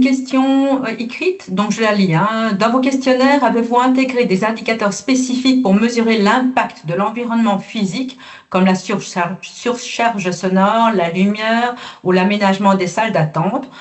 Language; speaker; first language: French; native; French